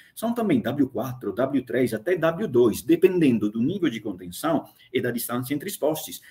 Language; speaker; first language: Portuguese; non-native, fluent; Italian